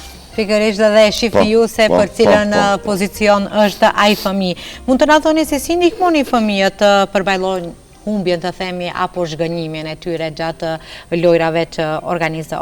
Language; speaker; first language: Albanian; native; Albanian